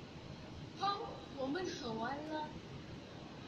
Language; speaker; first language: Chinese; non-native, learner; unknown